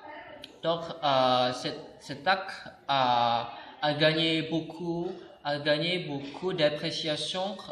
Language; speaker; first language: French; non-native, learner; Indonesian